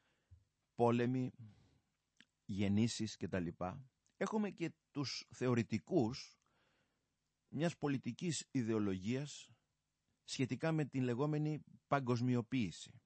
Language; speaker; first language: Greek; native; Greek